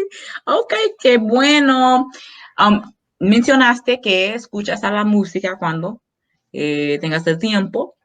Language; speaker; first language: Spanish; non-native, fluent; English